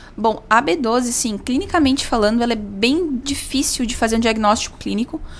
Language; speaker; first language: Portuguese; native; Portuguese